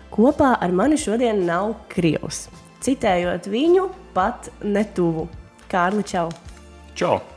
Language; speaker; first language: Latvian; non-native, local second language; Russian